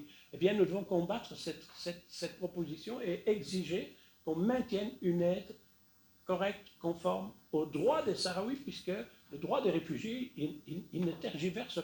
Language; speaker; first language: French; native; French